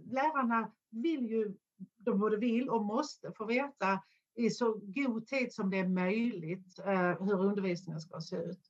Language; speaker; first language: Swedish; native; Swedish